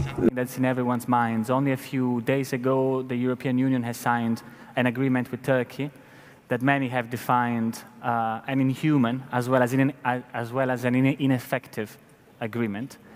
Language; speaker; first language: English; non-native, fluent; Italian